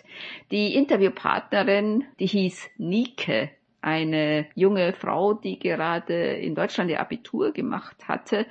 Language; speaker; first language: German; native; German